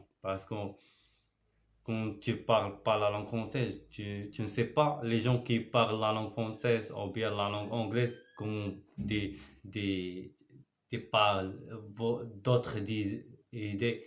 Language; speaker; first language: French; non-native, learner; Arabic